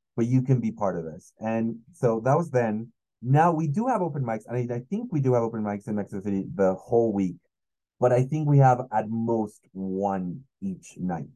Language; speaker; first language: English; non-native, fluent; Spanish